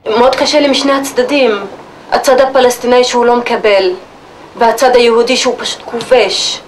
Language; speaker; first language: Hebrew; non-native, local second language; Arabic